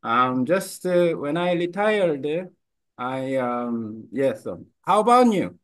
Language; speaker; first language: English; non-native, learner; Korean